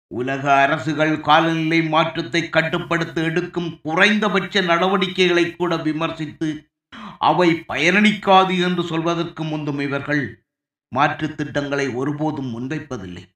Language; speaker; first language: Tamil; native; Tamil